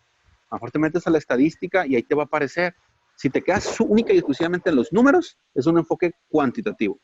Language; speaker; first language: Spanish; native; Spanish